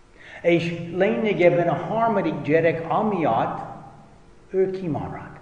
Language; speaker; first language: Hungarian; non-native, fluent; English